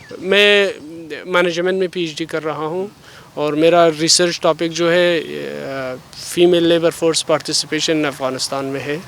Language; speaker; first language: Hindi; non-native, fluent; Persian